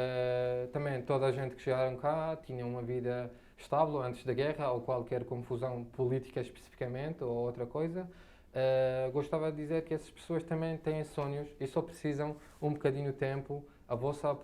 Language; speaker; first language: Portuguese; non-native, fluent; Arabic